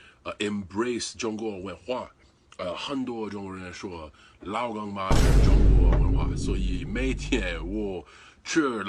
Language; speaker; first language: Chinese; non-native, learner; English